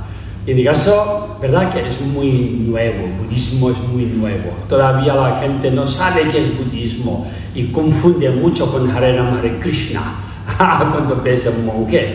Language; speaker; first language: Spanish; non-native, learner; Tibetan